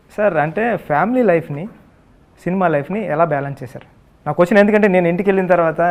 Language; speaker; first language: Telugu; native; Telugu